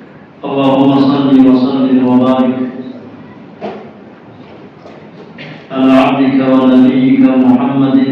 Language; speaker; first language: Arabic; non-native, fluent; Indonesian